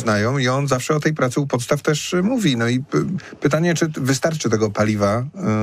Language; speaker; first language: Polish; native; Polish